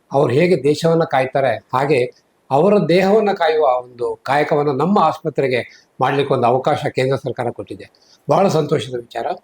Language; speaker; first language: Kannada; native; Kannada